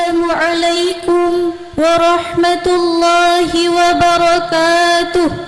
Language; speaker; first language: Arabic; non-native, learner; Indonesian